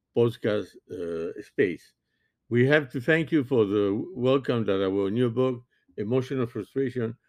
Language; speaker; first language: English; non-native, fluent; French